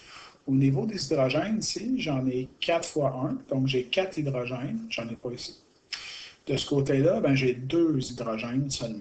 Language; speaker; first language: French; native; French